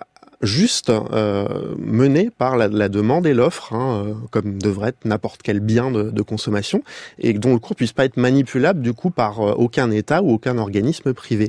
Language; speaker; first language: French; native; French